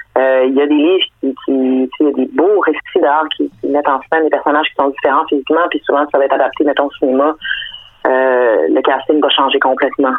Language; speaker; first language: French; early bilingual, other home language; Danish